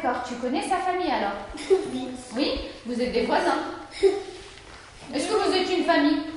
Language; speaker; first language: French; native; French